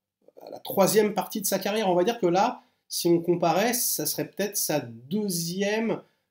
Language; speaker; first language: French; native; French